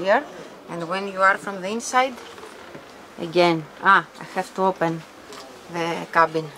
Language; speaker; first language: English; non-native, fluent; Greek